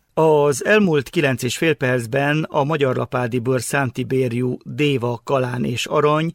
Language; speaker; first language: Hungarian; native; Hungarian